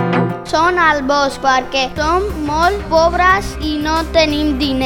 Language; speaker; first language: Catalan; non-native, learner; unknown